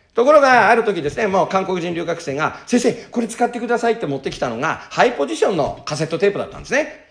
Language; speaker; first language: Japanese; native; Japanese